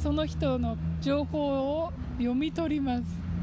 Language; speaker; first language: Japanese; native; Japanese